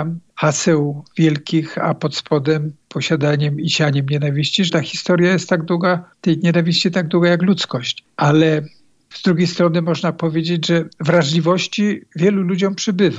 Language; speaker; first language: Polish; native; Polish